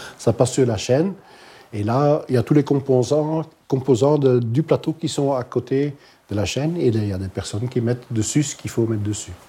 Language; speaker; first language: French; non-native, local second language; Dutch